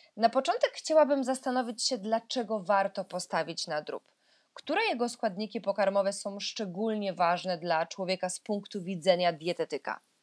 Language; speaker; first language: Polish; native; Polish